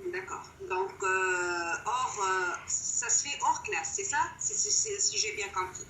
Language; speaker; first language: French; non-native, local second language; Arabic